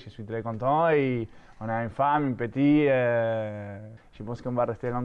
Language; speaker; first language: French; non-native, fluent; Spanish